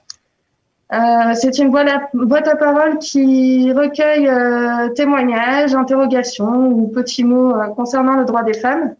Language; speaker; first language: French; native; French